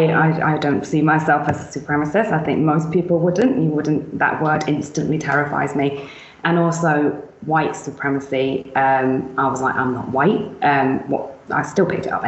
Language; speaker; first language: English; native; English